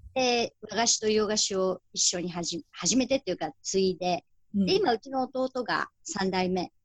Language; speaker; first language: Japanese; native; Japanese